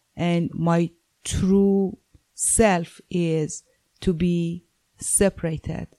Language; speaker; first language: English; non-native, fluent; Persian